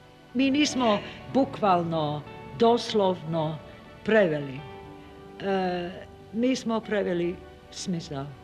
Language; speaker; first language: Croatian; non-native, fluent; English